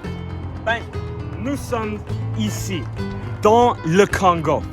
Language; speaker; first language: French; non-native, learner; English